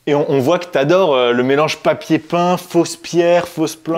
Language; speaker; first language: French; native; French